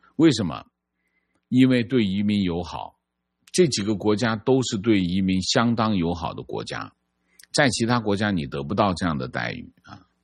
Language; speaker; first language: Chinese; native; Chinese